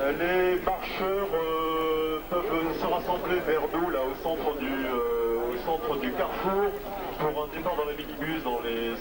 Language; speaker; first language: French; native; French